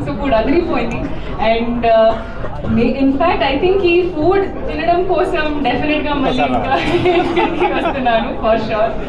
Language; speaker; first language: Telugu; non-native, learner; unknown